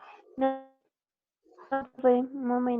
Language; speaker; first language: Spanish; native; Spanish